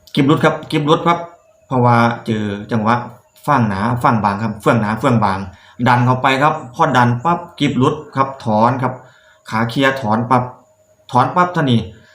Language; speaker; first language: Thai; native; Thai